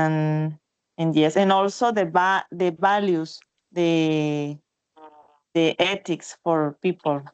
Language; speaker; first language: English; non-native, learner; Spanish